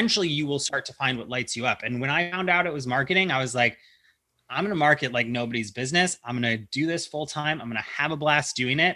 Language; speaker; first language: English; native; English